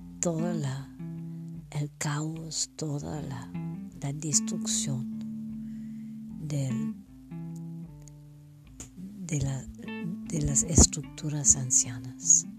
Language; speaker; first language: Spanish; non-native, fluent; French